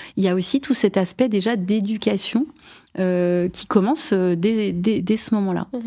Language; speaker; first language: French; native; French